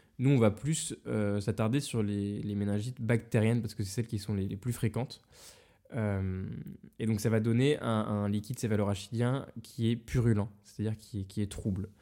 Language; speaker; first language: French; native; French